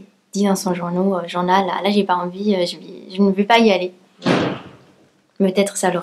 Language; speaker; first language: French; native; French